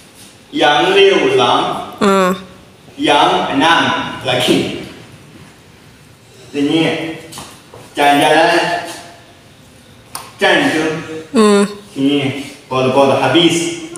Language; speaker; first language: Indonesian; non-native, learner; Chinese